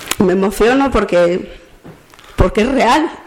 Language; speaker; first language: Spanish; native; Spanish